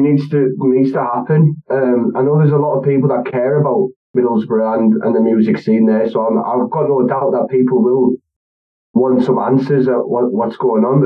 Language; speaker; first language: English; native; English